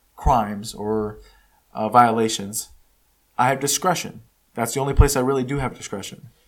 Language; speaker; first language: English; early bilingual, other home language; Spanish